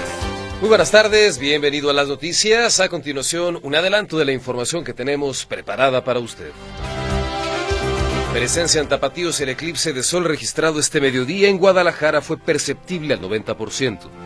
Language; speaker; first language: Spanish; native; Spanish